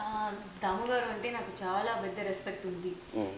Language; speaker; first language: Telugu; non-native, learner; Tamil